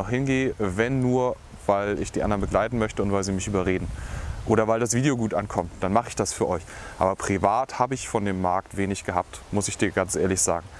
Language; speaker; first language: German; native; German